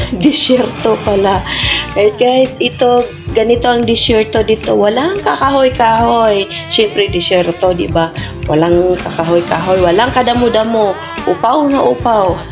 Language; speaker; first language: Filipino; non-native, local second language; Cebuano